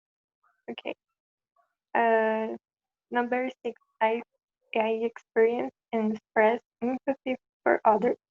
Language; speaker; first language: English; non-native, fluent; Portuguese